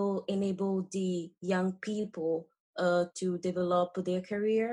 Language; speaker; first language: English; non-native, fluent; Italian